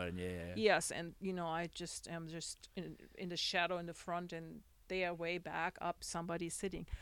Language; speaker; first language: English; non-native, fluent; German